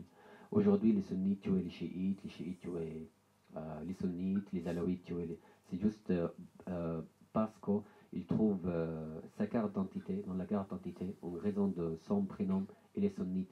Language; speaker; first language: French; non-native, learner; Arabic